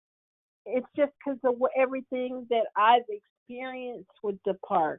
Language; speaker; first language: English; native; English